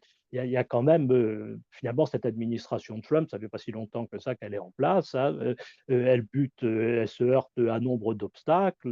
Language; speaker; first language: French; native; French